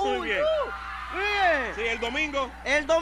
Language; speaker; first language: Spanish; native; Spanish